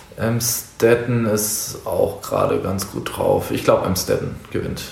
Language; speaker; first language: German; native; German